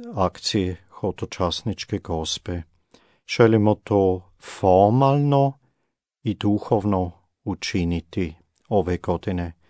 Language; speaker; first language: Croatian; non-native, fluent; German